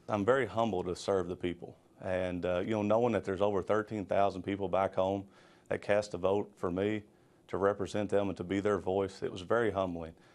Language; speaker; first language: English; native; English